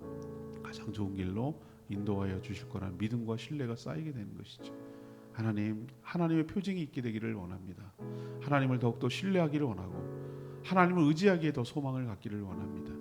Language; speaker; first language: Korean; native; Korean